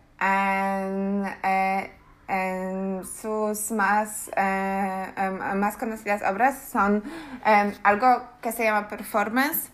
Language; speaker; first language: Spanish; non-native, learner; Polish